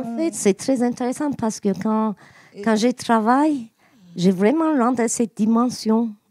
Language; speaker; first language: French; non-native, learner; Turkish